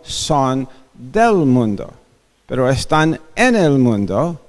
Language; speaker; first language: Spanish; non-native, fluent; English